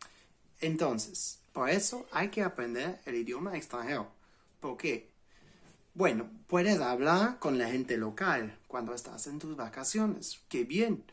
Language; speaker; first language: Spanish; non-native, fluent; English